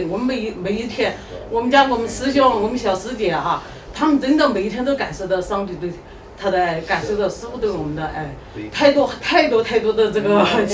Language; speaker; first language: Chinese; native; Chinese